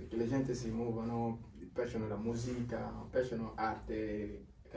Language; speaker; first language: Italian; non-native, learner; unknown